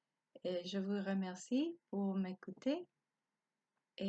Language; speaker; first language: French; non-native, learner; Spanish